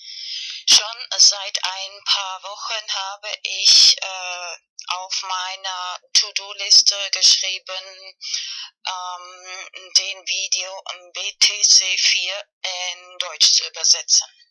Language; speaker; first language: German; non-native, fluent; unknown